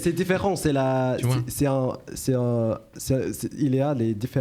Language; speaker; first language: French; non-native, learner; English